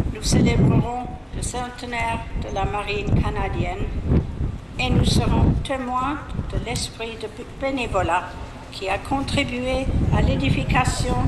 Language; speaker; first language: French; non-native, fluent; English